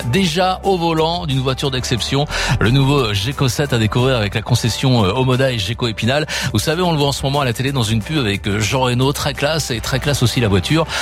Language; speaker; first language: French; native; French